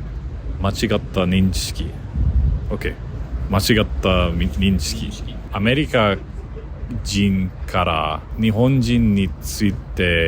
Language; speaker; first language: Japanese; non-native, learner; English